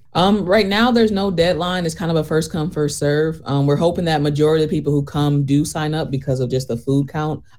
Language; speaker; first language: English; native; English